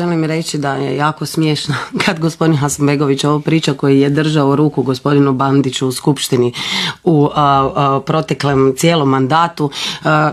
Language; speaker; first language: Croatian; native; Croatian